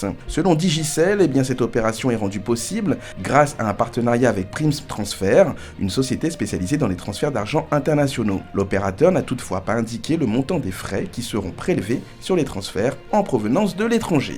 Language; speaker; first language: French; non-native, local second language; Haitian Creole